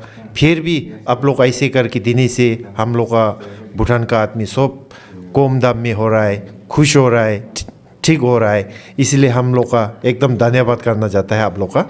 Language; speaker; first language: Hindi; non-native, learner; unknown